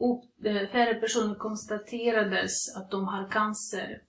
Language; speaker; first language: Swedish; non-native, fluent; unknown